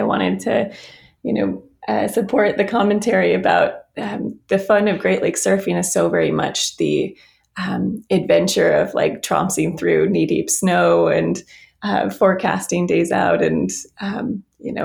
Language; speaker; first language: English; native; English